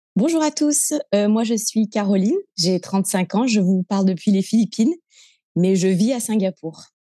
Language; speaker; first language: French; native; French